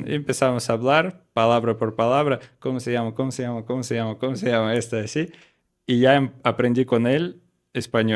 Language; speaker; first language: Spanish; non-native, learner; Russian